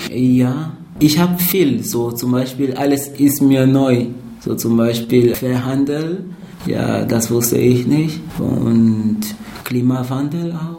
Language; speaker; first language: German; non-native, fluent; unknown